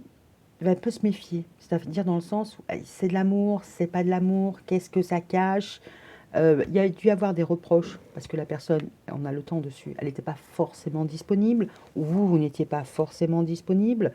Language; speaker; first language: French; native; French